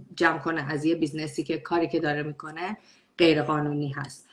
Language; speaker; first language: Persian; early bilingual, heritage; Persian